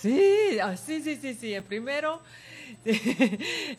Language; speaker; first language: Spanish; non-native, learner; Japanese